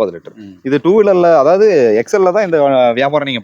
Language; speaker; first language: Tamil; native; Tamil